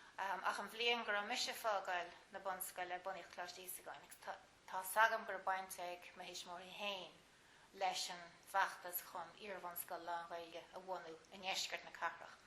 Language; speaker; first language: Irish; native; Irish